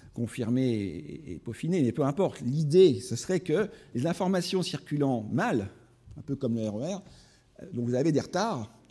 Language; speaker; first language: French; native; French